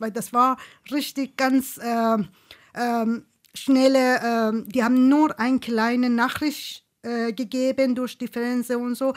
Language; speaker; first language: German; non-native, fluent; Persian